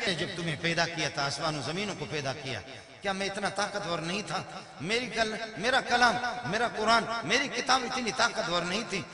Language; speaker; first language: Urdu; non-native, local second language; Brahui